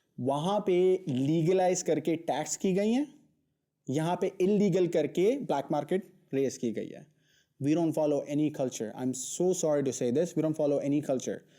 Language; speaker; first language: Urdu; native; Urdu